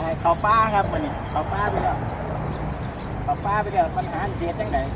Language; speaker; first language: Thai; non-native, local second language; Northeastern Thai